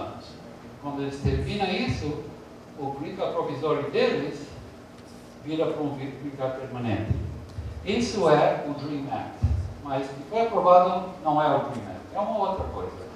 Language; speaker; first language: Portuguese; early bilingual, heritage; Portuguese